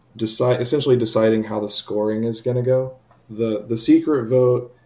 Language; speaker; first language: English; native; English